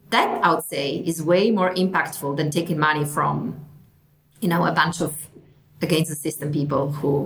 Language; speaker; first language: English; non-native, fluent; Italian